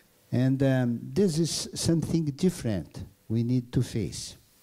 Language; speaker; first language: English; non-native, learner; Portuguese